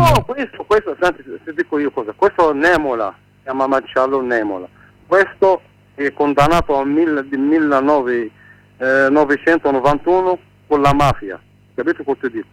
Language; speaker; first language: Italian; non-native, learner; Arabic